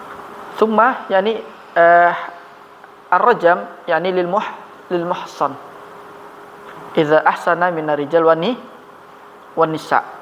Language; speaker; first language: Arabic; non-native, fluent; Indonesian